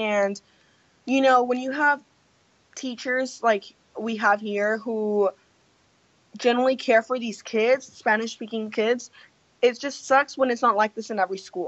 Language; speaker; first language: English; early bilingual, other home language; Spanish